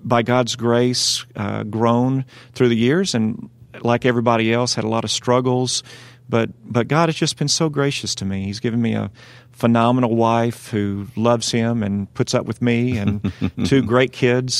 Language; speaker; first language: English; native; English